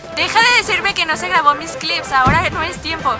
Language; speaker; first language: Spanish; native; Spanish